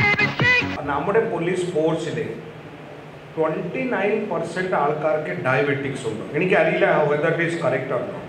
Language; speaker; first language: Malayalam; non-native, learner; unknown